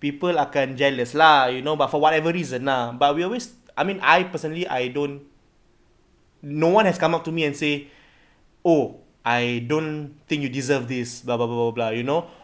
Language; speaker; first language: English; non-native, local second language; Malay